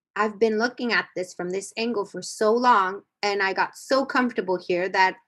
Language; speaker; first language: English; native; English